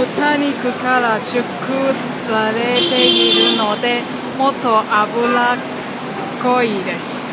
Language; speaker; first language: Japanese; non-native, learner; Cantonese